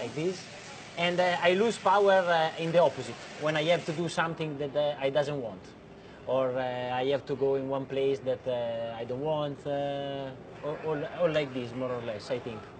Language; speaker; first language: English; non-native, learner; Italian